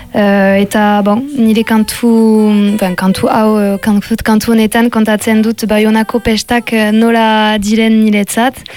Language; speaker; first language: Basque; non-native, local second language; French